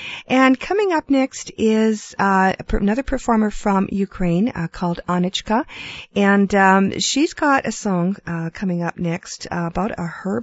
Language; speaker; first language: English; early bilingual, other home language; Ukrainian